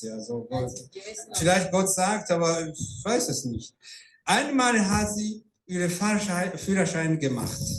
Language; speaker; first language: German; non-native, fluent; Rundi